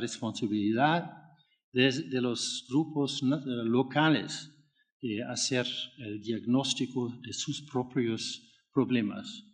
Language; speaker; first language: Spanish; non-native, learner; German